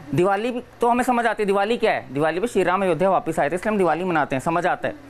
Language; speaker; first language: Hindi; native; Hindi